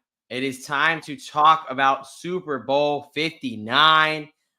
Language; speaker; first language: English; native; English